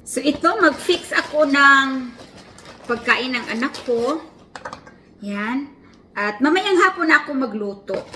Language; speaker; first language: Filipino; native; Filipino